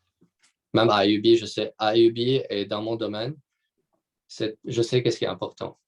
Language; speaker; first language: French; non-native, local second language; Arabic